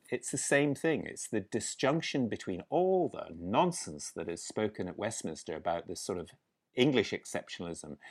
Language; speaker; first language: English; native; English